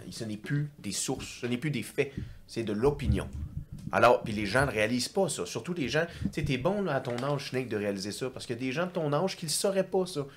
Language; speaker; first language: French; native; French